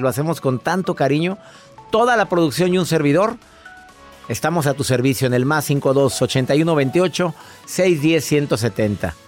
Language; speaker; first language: Spanish; native; Spanish